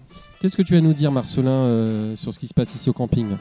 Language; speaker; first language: French; native; French